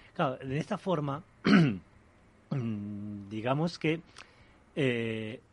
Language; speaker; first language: Spanish; early bilingual, other home language; Chinese